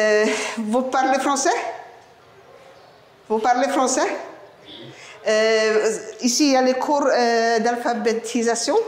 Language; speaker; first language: French; non-native, fluent; Polish